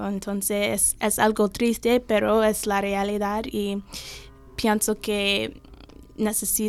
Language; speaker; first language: Spanish; non-native, learner; English